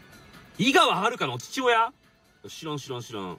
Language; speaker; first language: Japanese; native; Japanese